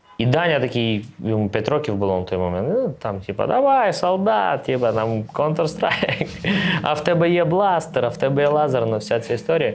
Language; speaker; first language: Ukrainian; native; Ukrainian